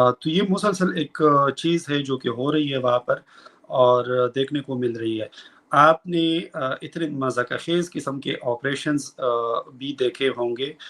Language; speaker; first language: Urdu; non-native, local second language; Pashto